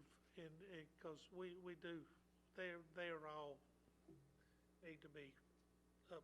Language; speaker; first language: English; native; English